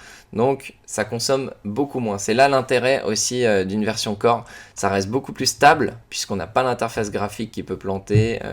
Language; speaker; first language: French; native; French